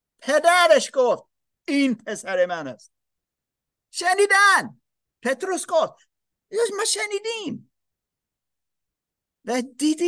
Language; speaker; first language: Persian; non-native, fluent; English